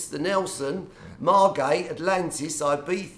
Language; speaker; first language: English; native; English